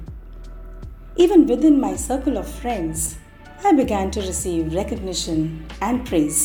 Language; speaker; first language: English; non-native, local second language; Bangla